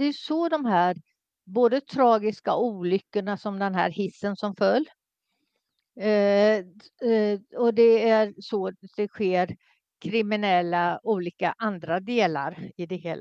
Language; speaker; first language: Swedish; native; Swedish